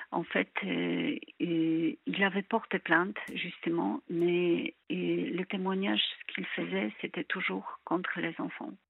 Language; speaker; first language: French; non-native, fluent; Polish